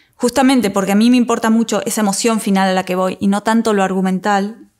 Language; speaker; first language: Spanish; native; Spanish